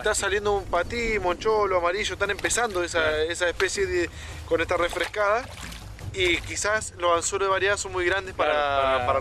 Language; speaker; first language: Spanish; native; Spanish